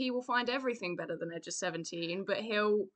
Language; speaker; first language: English; native; English